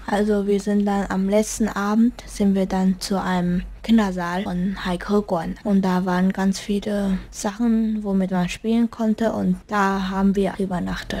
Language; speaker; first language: German; early bilingual, heritage; German